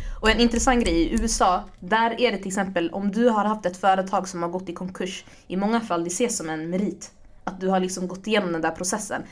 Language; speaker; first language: Swedish; early bilingual, other home language; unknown